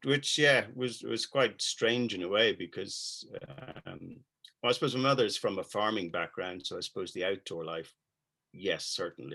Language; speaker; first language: English; native; English